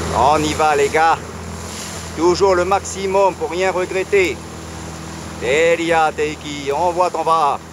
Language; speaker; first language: French; native; French